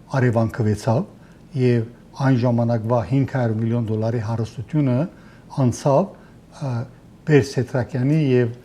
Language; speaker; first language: Armenian; early bilingual, heritage; Armenian